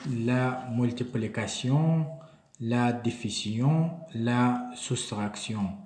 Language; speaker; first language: French; non-native, learner; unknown